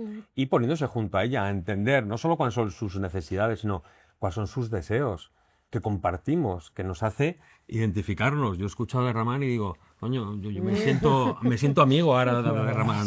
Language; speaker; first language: Spanish; native; Spanish